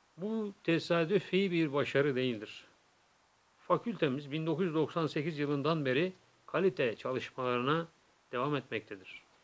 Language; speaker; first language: Turkish; native; Turkish